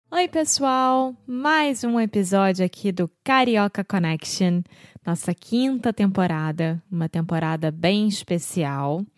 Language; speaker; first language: Portuguese; native; Portuguese